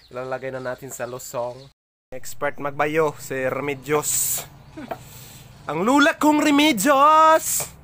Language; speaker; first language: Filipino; non-native, local second language; Aklanon